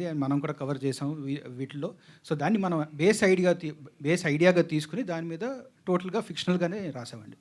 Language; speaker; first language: Telugu; native; Telugu